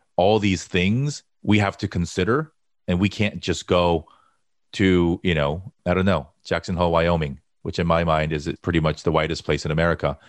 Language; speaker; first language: English; early bilingual, other home language; Korean